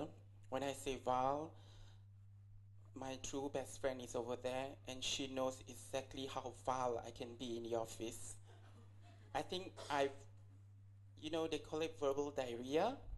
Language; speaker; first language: English; non-native, local second language; Malay